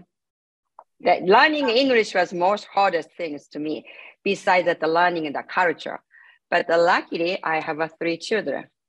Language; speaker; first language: English; non-native, learner; Japanese